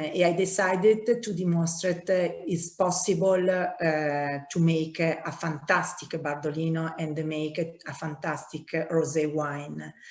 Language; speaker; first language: English; non-native, learner; Italian